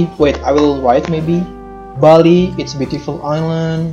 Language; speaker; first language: English; non-native, learner; Indonesian